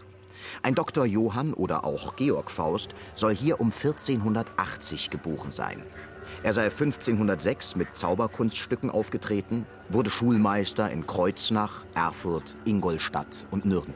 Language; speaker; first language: German; native; German